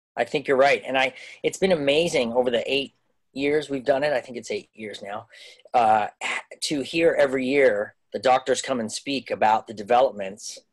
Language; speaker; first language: English; native; English